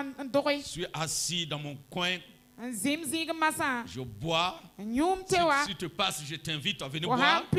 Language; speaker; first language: French; non-native, local second language; Mossi